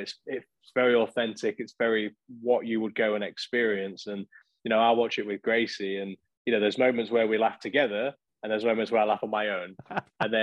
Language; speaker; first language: English; native; English